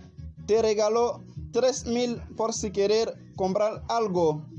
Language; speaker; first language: Spanish; non-native, learner; Haitian Creole